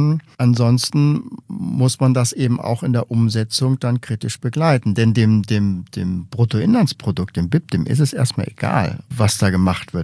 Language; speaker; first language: German; native; German